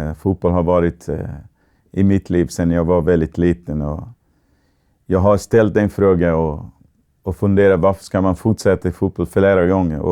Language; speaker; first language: Swedish; non-native, fluent; Portuguese